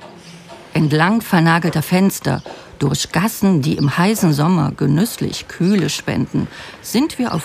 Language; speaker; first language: German; native; German